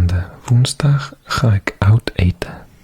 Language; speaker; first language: Dutch; non-native, learner; English